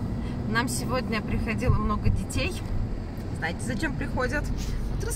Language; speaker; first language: Russian; native; Russian